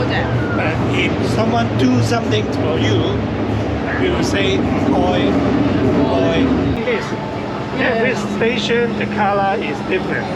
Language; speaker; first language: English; non-native, local second language; Cantonese